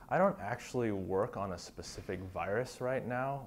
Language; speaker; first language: English; native; English